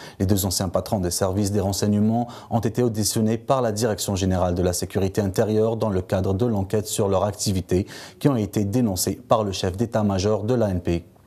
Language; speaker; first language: French; non-native, local second language; Arabic